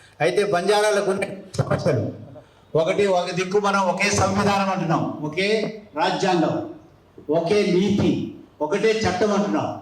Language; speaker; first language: Telugu; non-native, local second language; Lambadi